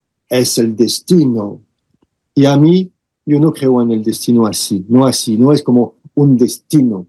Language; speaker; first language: Spanish; non-native, fluent; French